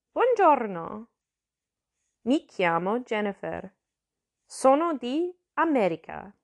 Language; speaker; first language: Italian; non-native, fluent; English